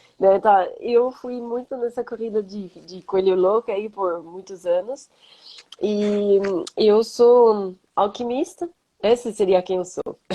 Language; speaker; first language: Portuguese; non-native, fluent; French